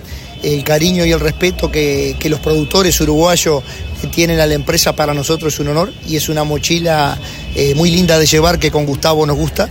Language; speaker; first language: Spanish; native; Spanish